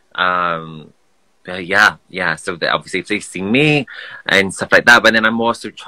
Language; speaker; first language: English; native; English